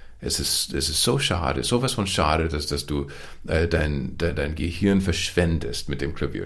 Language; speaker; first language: German; non-native, fluent; English